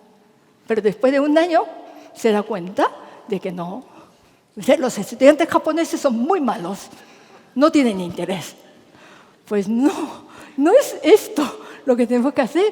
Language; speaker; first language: Spanish; non-native, fluent; Japanese